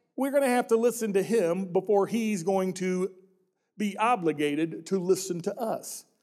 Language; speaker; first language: English; native; English